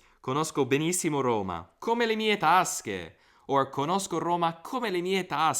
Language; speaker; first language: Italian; non-native, fluent; English